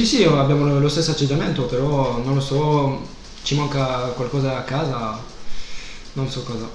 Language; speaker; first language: Italian; non-native, fluent; French